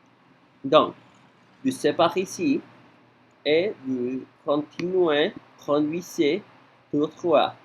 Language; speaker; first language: French; non-native, learner; Spanish